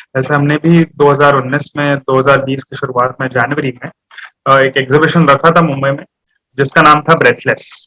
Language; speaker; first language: Hindi; non-native, local second language; Marathi